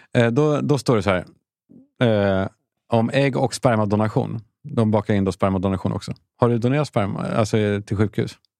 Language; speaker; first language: Swedish; native; Swedish